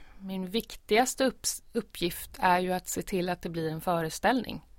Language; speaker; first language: Swedish; native; Swedish